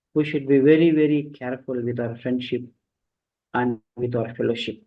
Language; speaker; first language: English; non-native, local second language; Telugu